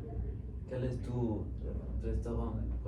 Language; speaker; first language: French; non-native, learner; Spanish